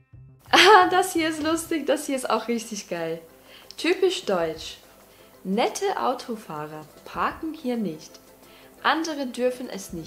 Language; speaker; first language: German; non-native, fluent; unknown